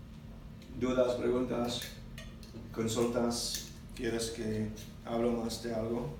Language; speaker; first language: Spanish; non-native, learner; English